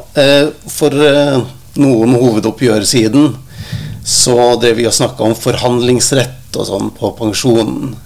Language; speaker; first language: Norwegian; native; Norwegian